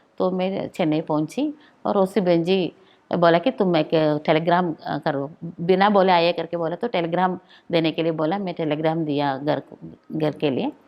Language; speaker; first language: Hindi; non-native, local second language; Malayalam